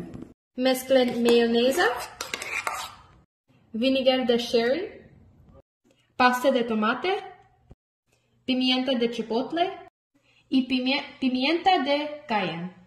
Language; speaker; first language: Spanish; non-native, learner; English